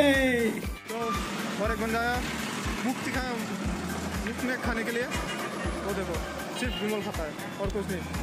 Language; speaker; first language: Hindi; non-native, local second language; Bangla